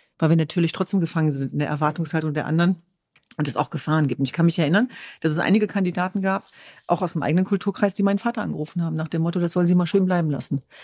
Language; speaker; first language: German; early bilingual, other home language; Kurdish